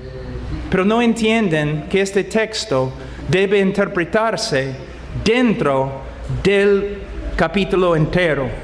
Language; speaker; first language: Spanish; non-native, fluent; English